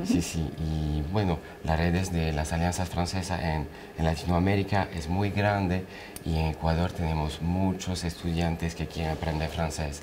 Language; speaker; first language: Spanish; non-native, fluent; French